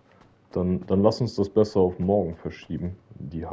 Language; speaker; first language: German; native; German